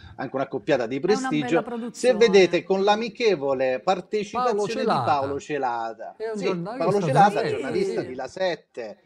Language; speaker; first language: Italian; native; Italian